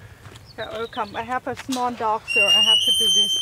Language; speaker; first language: English; non-native, fluent; Thai